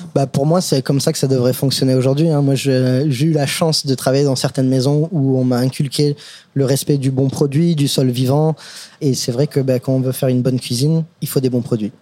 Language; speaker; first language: French; non-native, fluent; English